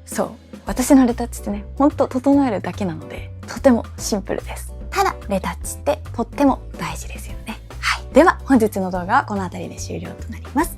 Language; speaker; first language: Japanese; native; Japanese